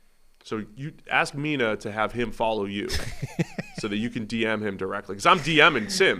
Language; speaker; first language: English; native; English